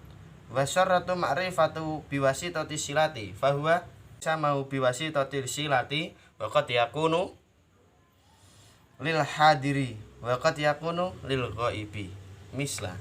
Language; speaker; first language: Arabic; non-native, learner; Indonesian